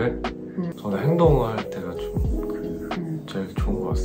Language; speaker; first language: Korean; native; Korean